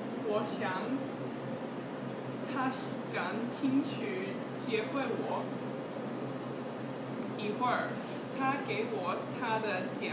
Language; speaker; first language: Chinese; non-native, learner; English